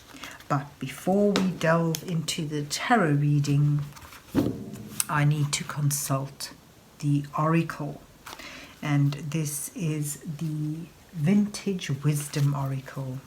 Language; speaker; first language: English; native; English